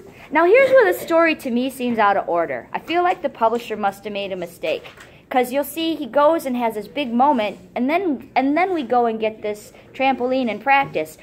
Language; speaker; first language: English; native; English